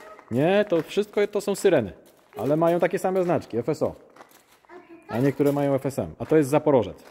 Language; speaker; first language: Polish; native; Polish